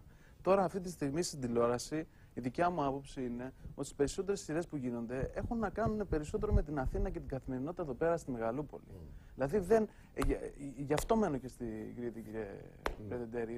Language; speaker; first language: Greek; native; Greek